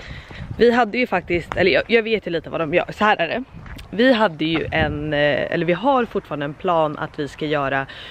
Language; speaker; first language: Swedish; native; Swedish